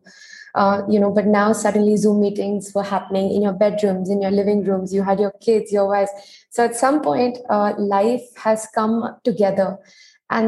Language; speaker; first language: English; non-native, local second language; Hindi